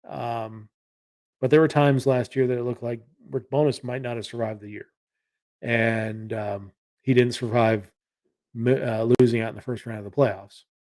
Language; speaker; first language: English; native; English